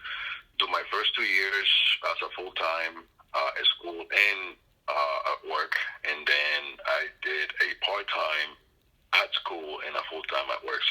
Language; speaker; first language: English; non-native, fluent; Spanish